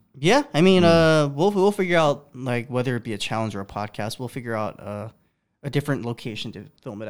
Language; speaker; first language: English; early bilingual, other home language; Korean